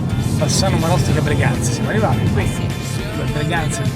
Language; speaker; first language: Italian; native; Italian